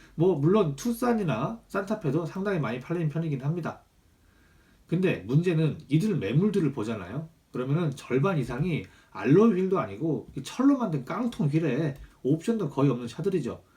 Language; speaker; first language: Korean; native; Korean